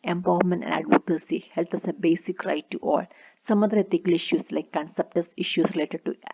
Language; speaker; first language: English; non-native, local second language; Malayalam